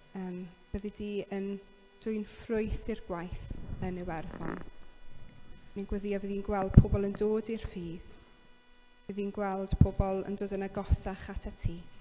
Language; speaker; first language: Welsh; native; Welsh